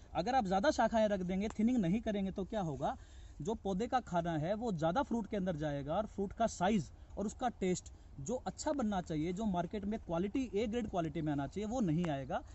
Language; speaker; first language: Hindi; native; Hindi